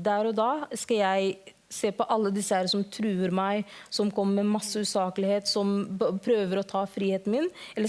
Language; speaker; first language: Norwegian; early bilingual, other home language; Somali